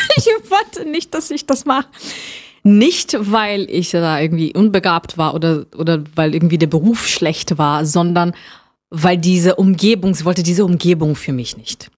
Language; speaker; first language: German; non-native, fluent; Portuguese